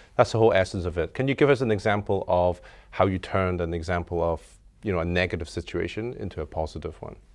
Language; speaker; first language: English; native; English